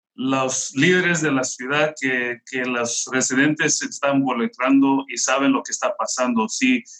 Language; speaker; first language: Spanish; non-native, local second language; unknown